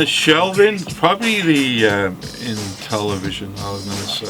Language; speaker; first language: English; non-native, fluent; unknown